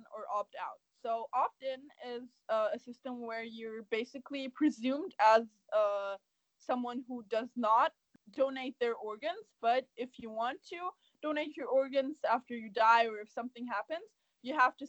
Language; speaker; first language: English; non-native, fluent; German